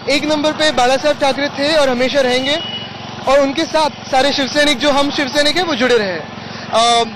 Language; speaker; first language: Hindi; non-native, local second language; Marathi